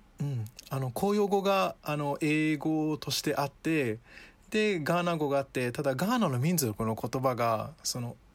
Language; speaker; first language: Japanese; early bilingual, other home language; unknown